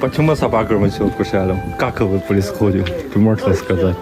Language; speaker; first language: Russian; non-native, learner; Chinese